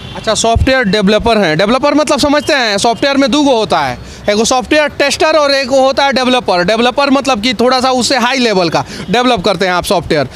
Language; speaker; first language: Hindi; native; Hindi